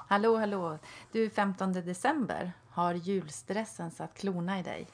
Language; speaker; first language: Swedish; native; Swedish